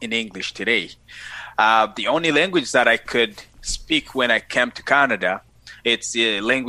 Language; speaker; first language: English; non-native, fluent; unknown